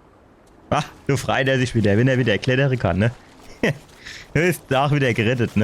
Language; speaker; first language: German; native; German